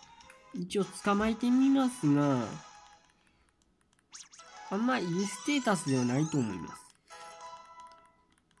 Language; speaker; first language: Japanese; native; Japanese